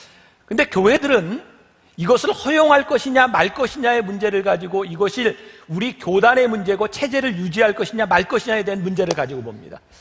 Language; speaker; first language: Korean; native; Korean